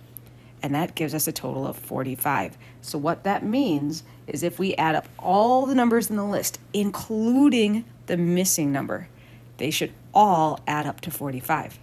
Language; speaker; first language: English; native; English